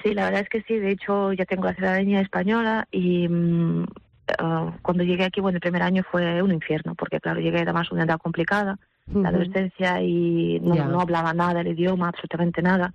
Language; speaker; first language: Spanish; non-native, fluent; Russian